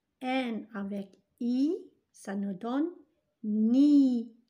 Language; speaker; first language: French; non-native, local second language; Arabic